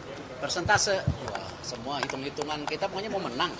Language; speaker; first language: Indonesian; native; Indonesian